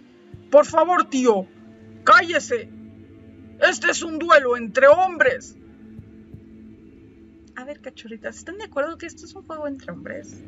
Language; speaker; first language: Spanish; native; Spanish